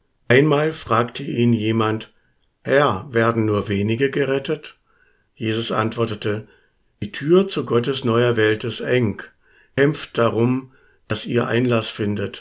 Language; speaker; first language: German; native; German